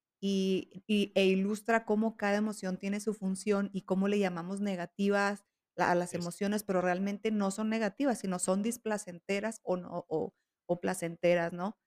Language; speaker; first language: Spanish; native; Spanish